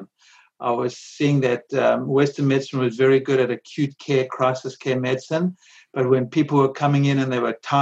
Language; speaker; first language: English; native; English